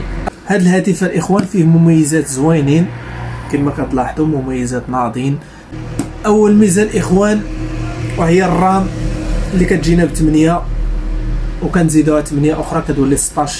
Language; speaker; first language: Arabic; native; Arabic